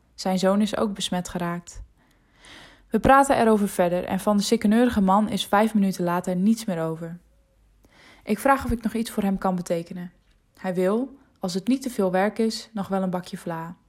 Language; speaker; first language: Dutch; non-native, local second language; Western Frisian